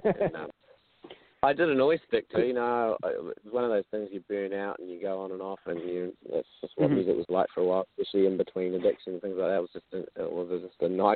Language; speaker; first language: English; native; English